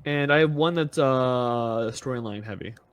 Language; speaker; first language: English; native; English